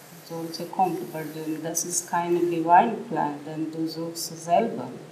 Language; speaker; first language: German; non-native, learner; Telugu